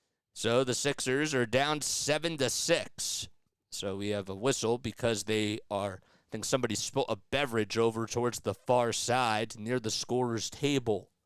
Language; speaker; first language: English; native; English